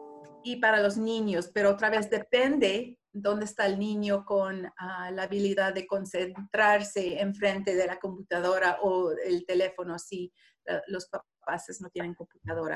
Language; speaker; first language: Spanish; non-native, learner; English